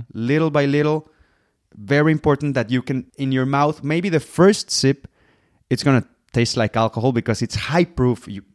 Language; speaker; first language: English; non-native, fluent; Spanish